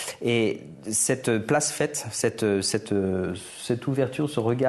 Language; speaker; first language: French; native; French